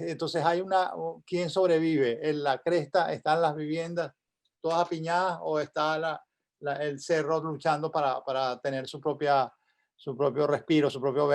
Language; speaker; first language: Spanish; native; Spanish